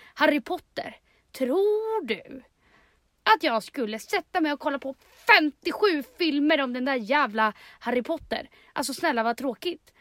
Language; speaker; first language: Swedish; early bilingual, other home language; Spanish